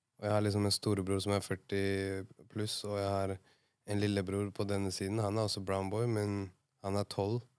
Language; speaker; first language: Norwegian; native; Norwegian